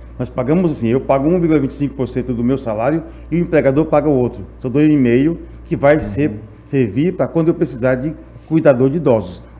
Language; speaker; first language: Portuguese; native; Portuguese